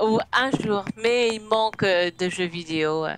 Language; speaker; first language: French; non-native, fluent; English